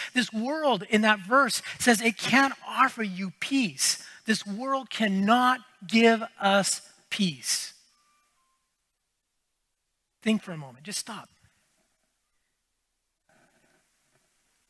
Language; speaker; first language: English; native; English